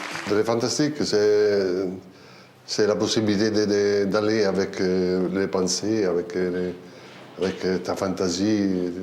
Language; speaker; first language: French; non-native, fluent; Italian